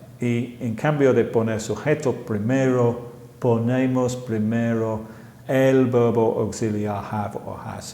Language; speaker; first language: Spanish; non-native, fluent; English